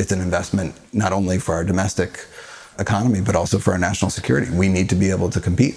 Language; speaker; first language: English; native; English